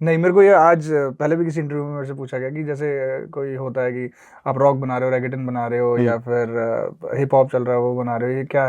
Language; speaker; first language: Hindi; native; Hindi